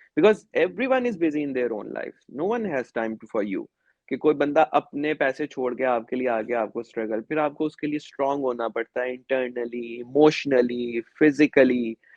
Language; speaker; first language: Urdu; native; Urdu